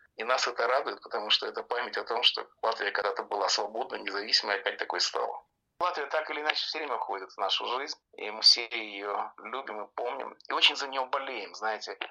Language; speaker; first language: Russian; native; Russian